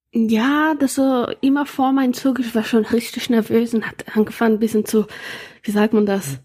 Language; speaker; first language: German; non-native, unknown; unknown